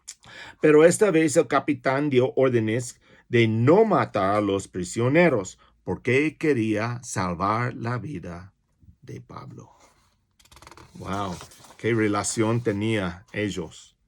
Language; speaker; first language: Spanish; non-native, fluent; English